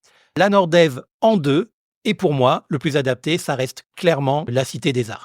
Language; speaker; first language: French; native; French